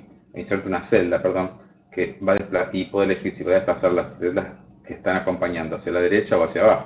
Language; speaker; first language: Spanish; native; Spanish